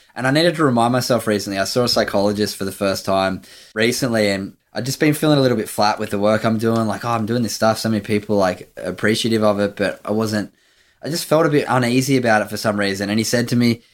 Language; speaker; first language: English; native; English